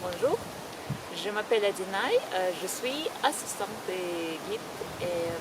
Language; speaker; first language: French; non-native, learner; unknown